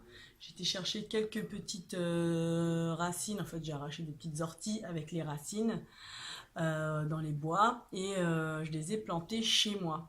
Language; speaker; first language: French; native; French